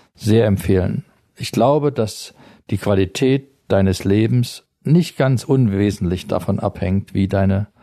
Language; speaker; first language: German; native; German